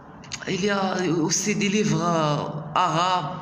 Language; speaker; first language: French; non-native, local second language; Arabic